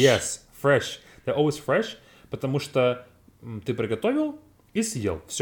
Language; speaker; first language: Russian; non-native, learner; English